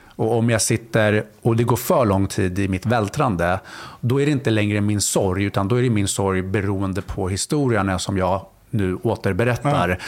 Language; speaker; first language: Swedish; native; Swedish